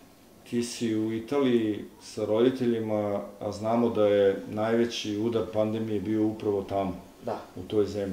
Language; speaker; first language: Serbian; native; Serbian